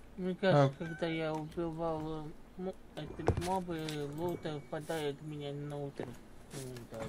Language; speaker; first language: Russian; non-native, learner; Latvian